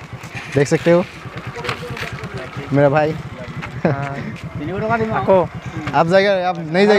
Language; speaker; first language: Hindi; non-native, local second language; Assamese